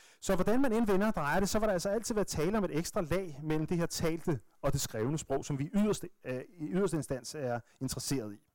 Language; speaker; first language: Danish; native; Danish